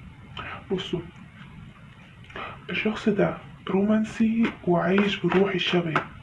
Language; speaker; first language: Arabic; native; Arabic